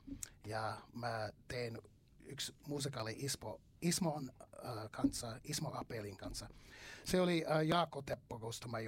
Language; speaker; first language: Finnish; non-native, learner; English